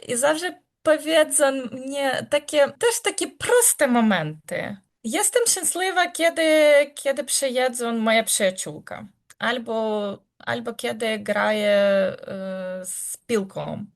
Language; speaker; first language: Polish; non-native, learner; Ukrainian